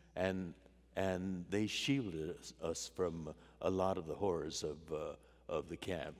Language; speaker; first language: English; native; English